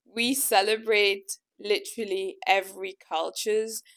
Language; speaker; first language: English; early bilingual, other home language; French